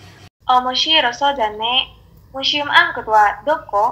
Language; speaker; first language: Japanese; non-native, learner; Indonesian